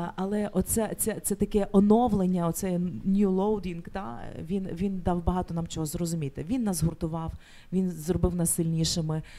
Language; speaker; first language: Ukrainian; native; Ukrainian